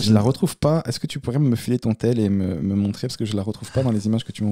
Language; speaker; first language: French; native; French